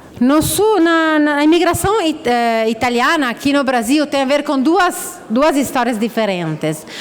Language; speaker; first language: Portuguese; non-native, fluent; Italian